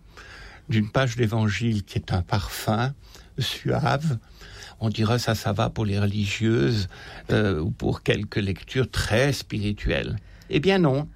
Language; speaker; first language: French; native; French